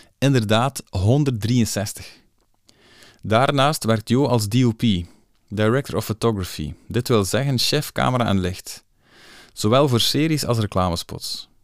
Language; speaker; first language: Dutch; native; Dutch